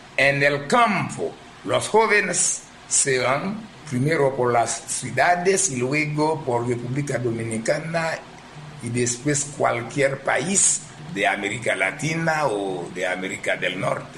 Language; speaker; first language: Spanish; non-native, fluent; Haitian Creole